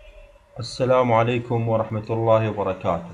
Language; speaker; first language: Arabic; native; Arabic